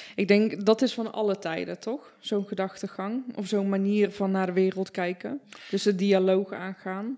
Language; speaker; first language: Dutch; early bilingual, other home language; Persian